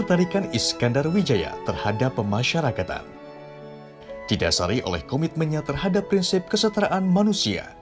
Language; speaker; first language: Indonesian; native; Indonesian